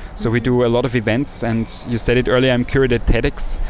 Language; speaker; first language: English; non-native, fluent; German